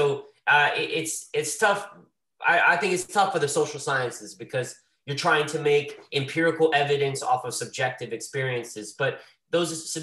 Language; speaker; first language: English; native; English